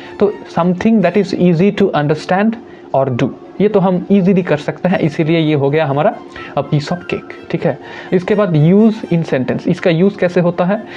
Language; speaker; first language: Hindi; non-native, local second language; Bangla